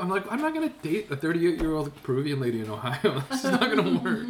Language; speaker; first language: English; early bilingual, other home language; Spanish